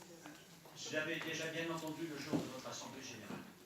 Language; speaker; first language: French; native; French